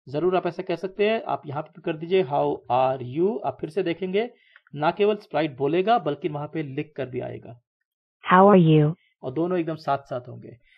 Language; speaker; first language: Hindi; native; Hindi